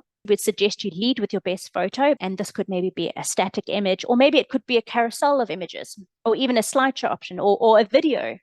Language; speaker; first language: English; native; English